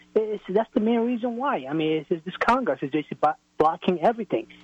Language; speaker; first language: English; non-native, fluent; Somali